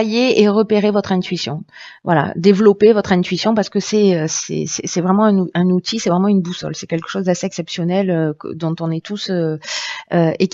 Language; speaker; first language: French; native; French